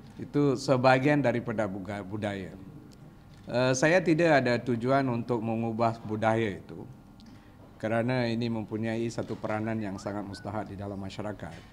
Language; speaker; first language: Malay; non-native, local second language; Tamil